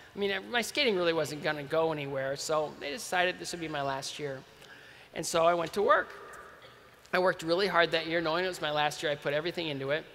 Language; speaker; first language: English; native; English